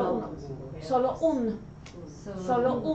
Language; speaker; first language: Spanish; non-native, learner; English